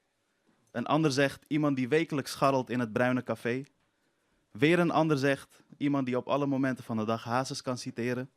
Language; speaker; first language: Dutch; early bilingual, other home language; Persian